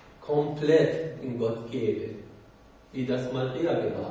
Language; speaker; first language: German; non-native, learner; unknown